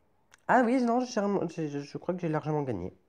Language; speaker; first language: French; native; French